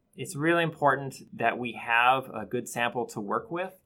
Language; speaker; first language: English; native; English